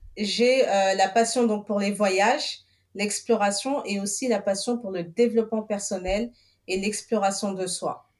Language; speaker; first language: French; early bilingual, other home language; Portuguese